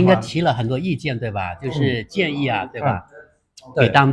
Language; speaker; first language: Chinese; native; Chinese